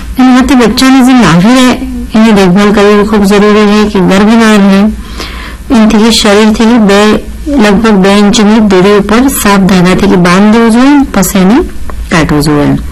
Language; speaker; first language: Gujarati; non-native, local second language; Hindi